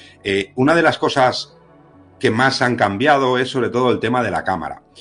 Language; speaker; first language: Spanish; native; Spanish